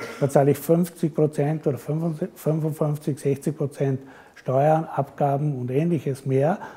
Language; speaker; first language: German; native; German